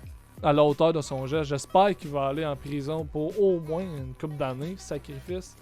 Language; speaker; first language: French; native; French